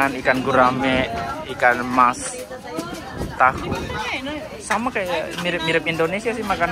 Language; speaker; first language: Indonesian; native; Indonesian